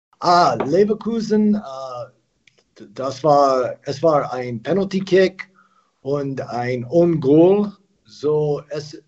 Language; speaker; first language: German; non-native, learner; English